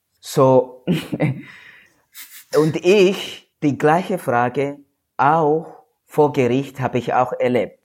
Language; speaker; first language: German; non-native, learner; Swahili